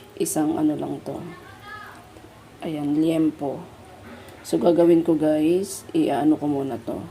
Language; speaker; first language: Filipino; non-native, local second language; Iloko